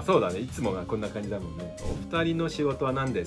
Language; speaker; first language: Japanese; native; Japanese